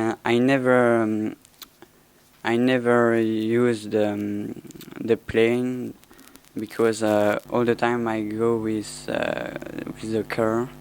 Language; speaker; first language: English; non-native, learner; French